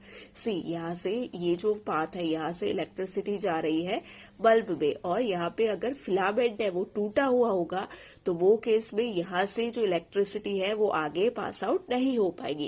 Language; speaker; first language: Hindi; non-native, local second language; Gujarati